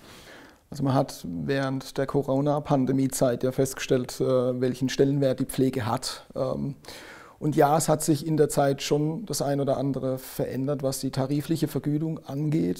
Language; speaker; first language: German; native; German